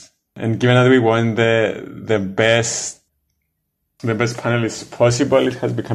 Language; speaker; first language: English; non-native, fluent; Greek